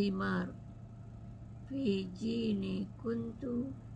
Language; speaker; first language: Arabic; non-native, learner; Malay